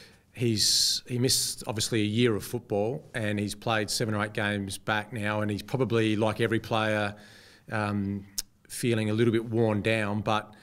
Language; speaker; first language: English; native; English